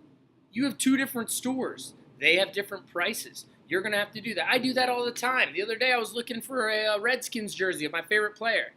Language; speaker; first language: English; native; English